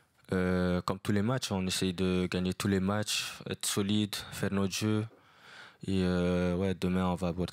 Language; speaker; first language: French; non-native, fluent; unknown